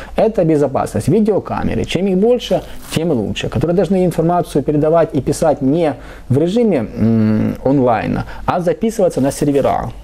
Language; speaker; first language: Russian; native; Russian